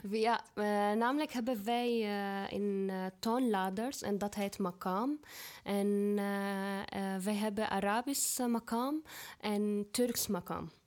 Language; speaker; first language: Dutch; non-native, learner; Arabic